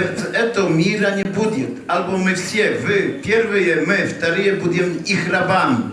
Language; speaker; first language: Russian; non-native, learner; Polish